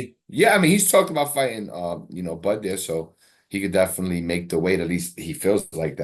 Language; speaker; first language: English; native; English